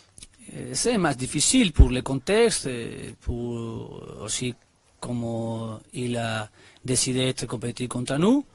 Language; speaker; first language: French; non-native, learner; Spanish